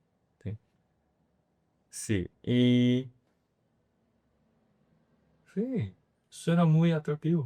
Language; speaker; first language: Spanish; non-native, learner; Korean